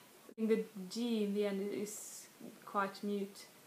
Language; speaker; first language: English; non-native, fluent; Swedish